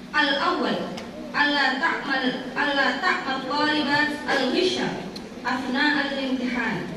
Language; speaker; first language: Arabic; non-native, learner; Indonesian